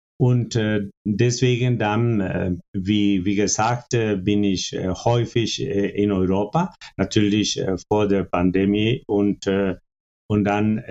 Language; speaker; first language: German; non-native, fluent; Spanish